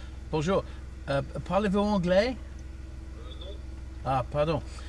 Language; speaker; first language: French; non-native, learner; English